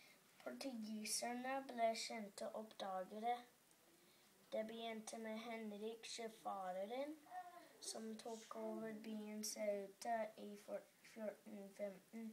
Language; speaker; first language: Norwegian; early bilingual, other home language; English